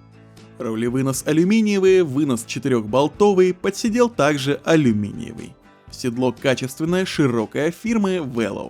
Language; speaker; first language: Russian; native; Russian